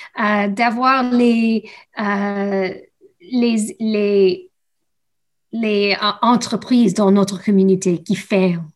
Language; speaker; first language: French; non-native, learner; English